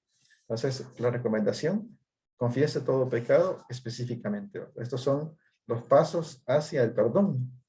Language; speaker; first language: Spanish; native; Spanish